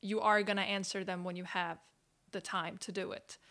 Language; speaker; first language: English; non-native, fluent; Swedish